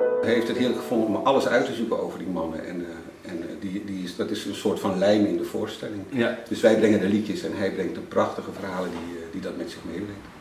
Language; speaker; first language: Dutch; native; Dutch